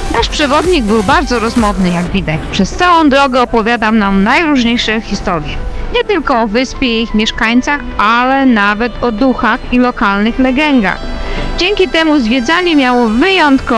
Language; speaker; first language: Polish; native; Polish